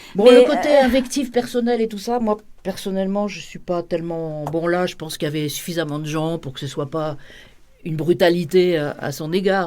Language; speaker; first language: French; native; French